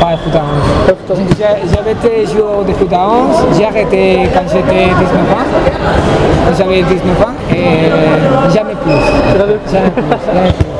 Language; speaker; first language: French; non-native, fluent; Spanish